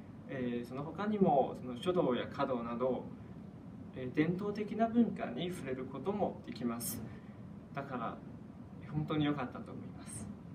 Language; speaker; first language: Japanese; non-native, fluent; Chinese